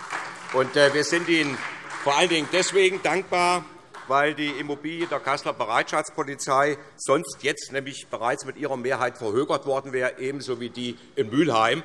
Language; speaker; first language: German; native; German